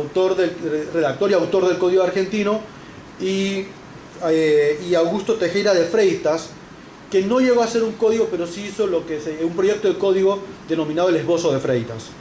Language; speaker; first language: Spanish; native; Spanish